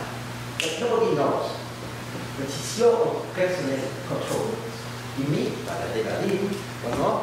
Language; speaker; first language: English; non-native, learner; French